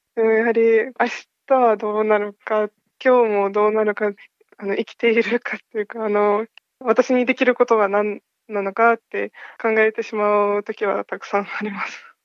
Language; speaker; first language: Japanese; non-native, fluent; Ukrainian